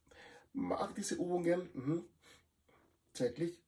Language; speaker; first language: German; non-native, fluent; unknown